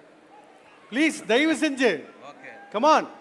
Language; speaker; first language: Tamil; native; Tamil